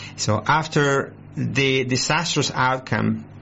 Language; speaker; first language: English; non-native, fluent; Spanish